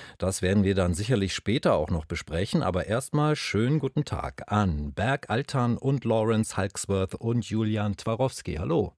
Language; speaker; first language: German; native; German